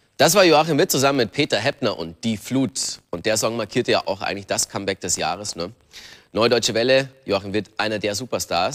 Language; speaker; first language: German; native; German